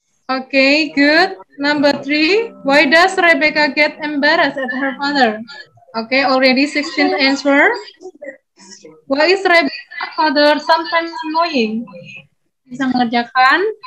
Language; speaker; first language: English; non-native, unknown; Indonesian